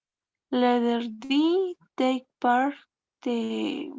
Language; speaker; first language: English; non-native, learner; Spanish